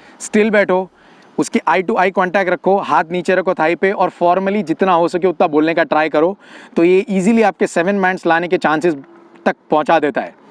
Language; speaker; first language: Hindi; non-native, local second language; Gujarati